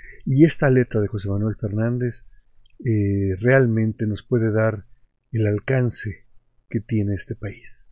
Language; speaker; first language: Spanish; native; Spanish